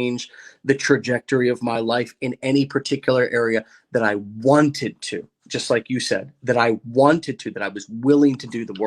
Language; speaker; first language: English; native; English